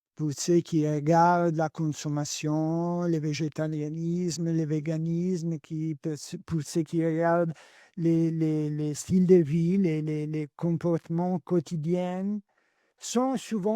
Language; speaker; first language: French; non-native, learner; Italian